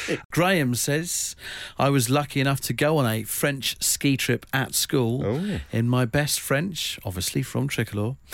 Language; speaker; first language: English; native; English